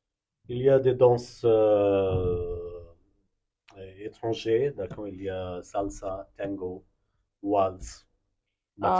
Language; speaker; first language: French; non-native, fluent; Bangla